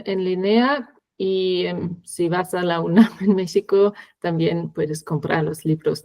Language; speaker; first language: Spanish; non-native, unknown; German